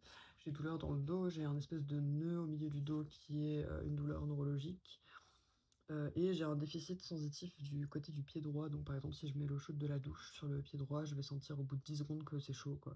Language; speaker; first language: French; native; French